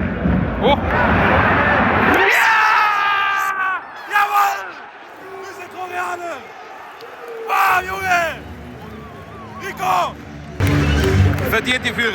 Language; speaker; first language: German; native; German